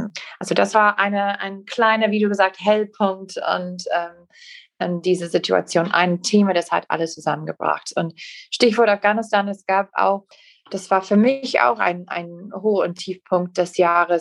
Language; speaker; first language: German; non-native, fluent; English